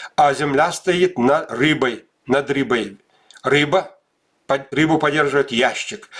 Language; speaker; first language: Russian; non-native, local second language; Lithuanian